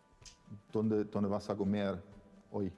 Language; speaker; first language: Spanish; non-native, fluent; Italian